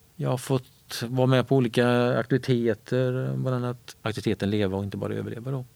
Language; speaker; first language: Swedish; native; Swedish